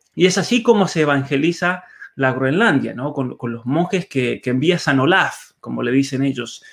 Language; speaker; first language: Spanish; native; Spanish